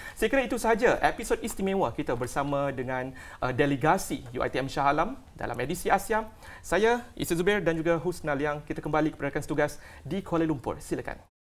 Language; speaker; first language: Malay; native; Malay